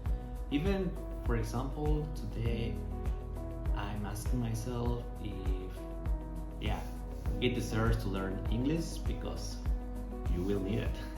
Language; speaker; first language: English; non-native, learner; Spanish